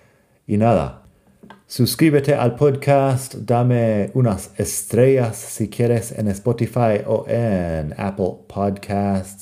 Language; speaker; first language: Spanish; non-native, fluent; English